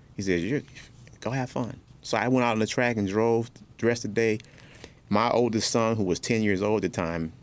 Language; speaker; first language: English; native; English